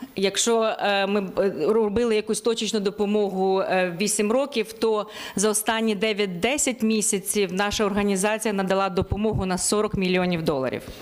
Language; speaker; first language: Ukrainian; native; Ukrainian